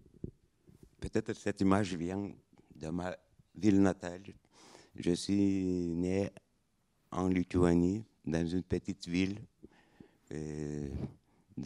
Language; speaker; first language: French; non-native, fluent; Lithuanian